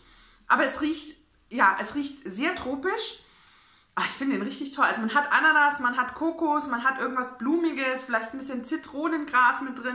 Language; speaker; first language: German; native; German